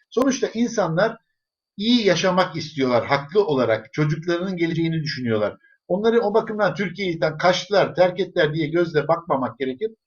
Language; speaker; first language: Turkish; early bilingual, other home language; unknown